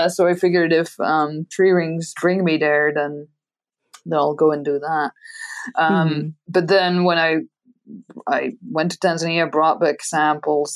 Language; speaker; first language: English; non-native, fluent; Dutch